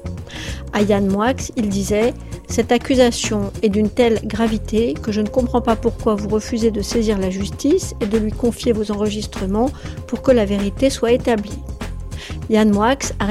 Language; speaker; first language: French; native; French